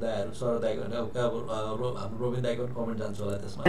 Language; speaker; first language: Nepali; native; Nepali